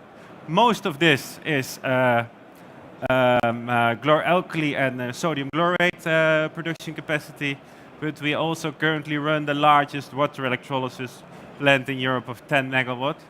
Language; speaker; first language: English; non-native, fluent; Dutch